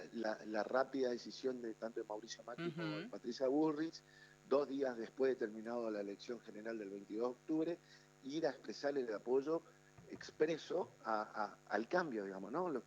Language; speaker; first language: Spanish; native; Spanish